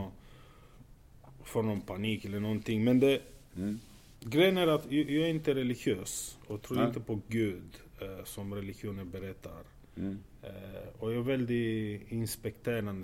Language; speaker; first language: Swedish; non-native, fluent; Romanian